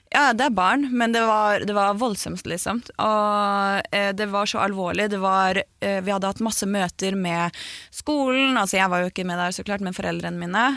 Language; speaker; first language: Norwegian; native; Norwegian